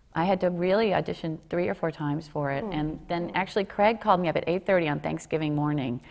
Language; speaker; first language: English; native; English